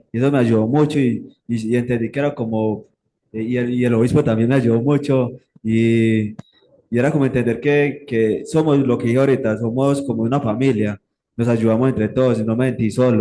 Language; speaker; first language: Spanish; native; Spanish